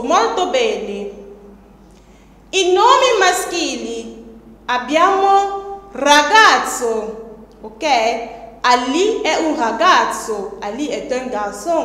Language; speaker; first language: Italian; non-native, fluent; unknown